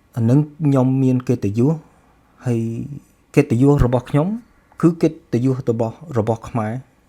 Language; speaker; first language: Khmer; early bilingual, heritage; Khmer